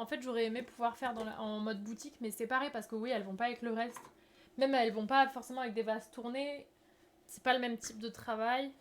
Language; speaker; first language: French; native; French